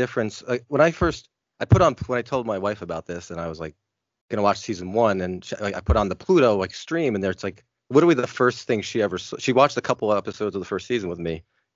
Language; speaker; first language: English; native; English